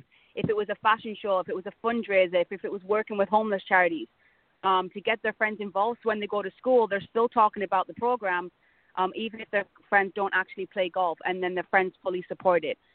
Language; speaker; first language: English; native; English